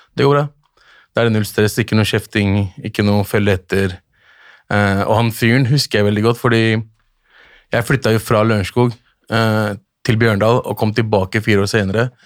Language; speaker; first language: Norwegian; early bilingual, other home language; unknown